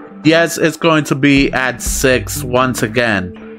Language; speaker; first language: English; early bilingual, other home language; Spanish